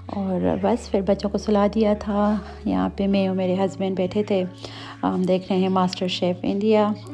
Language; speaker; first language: Urdu; native; Urdu